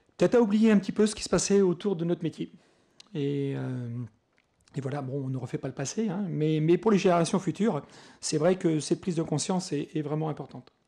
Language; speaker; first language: French; native; French